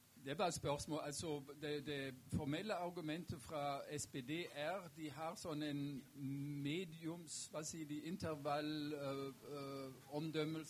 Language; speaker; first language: Norwegian; non-native, fluent; German